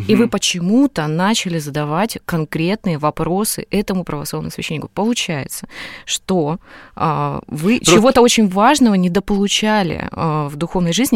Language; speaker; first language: Russian; native; Russian